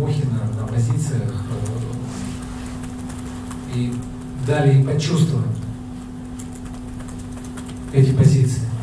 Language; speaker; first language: Russian; native; Russian